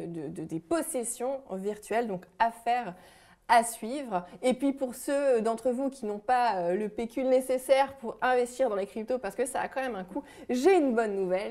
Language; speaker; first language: French; native; French